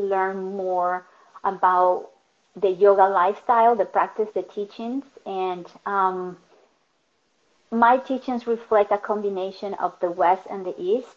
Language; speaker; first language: English; non-native, fluent; Spanish